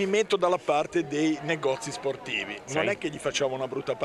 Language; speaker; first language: Italian; native; Italian